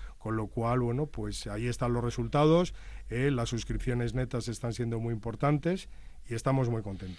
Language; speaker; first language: Spanish; native; Spanish